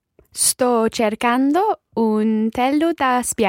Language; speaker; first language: Italian; non-native, learner; English